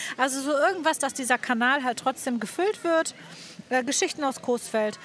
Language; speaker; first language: German; native; German